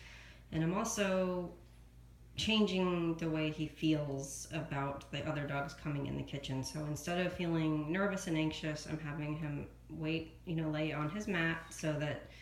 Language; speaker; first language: English; native; English